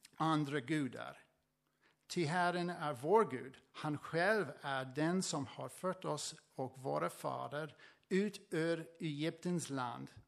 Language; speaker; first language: Swedish; non-native, fluent; English